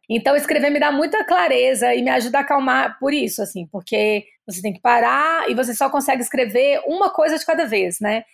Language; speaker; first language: Portuguese; native; Portuguese